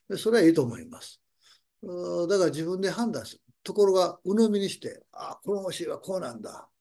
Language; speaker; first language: Japanese; native; Japanese